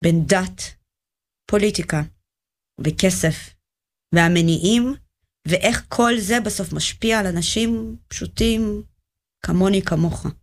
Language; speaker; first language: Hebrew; early bilingual, other home language; Russian